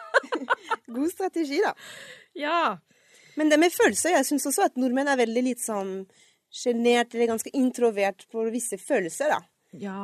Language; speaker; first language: Norwegian; non-native, fluent; French